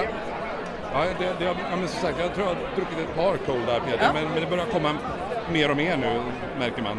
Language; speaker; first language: Swedish; native; Swedish